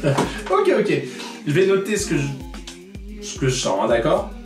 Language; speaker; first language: French; native; French